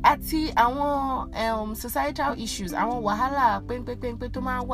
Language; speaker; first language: English; non-native, local second language; Yoruba